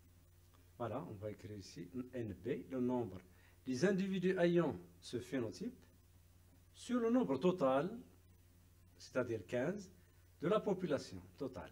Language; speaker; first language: French; non-native, local second language; Arabic